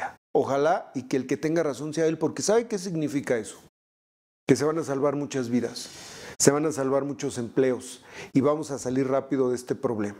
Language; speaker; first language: Spanish; native; Spanish